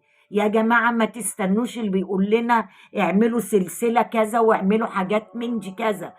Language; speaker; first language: Arabic; native; Arabic